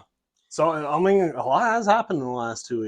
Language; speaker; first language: English; native; English